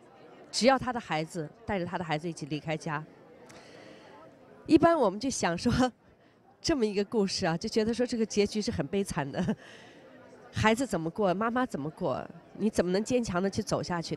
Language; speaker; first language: Chinese; native; Chinese